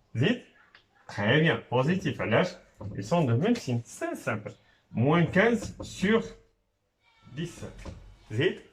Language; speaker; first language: French; non-native, local second language; Arabic